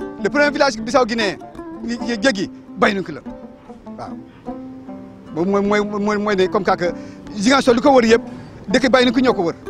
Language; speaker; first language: Wolof; non-native, local second language; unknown